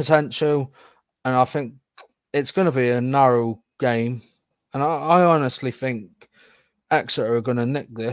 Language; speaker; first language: English; native; English